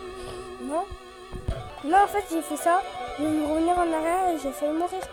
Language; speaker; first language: French; native; French